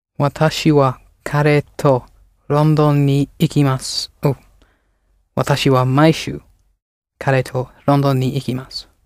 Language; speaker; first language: Japanese; non-native, learner; English